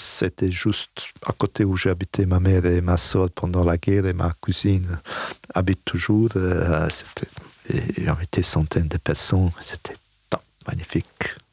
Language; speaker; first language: French; non-native, fluent; Bosnian